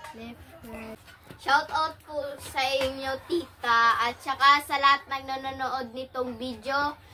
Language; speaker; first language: Filipino; non-native, local second language; Cebuano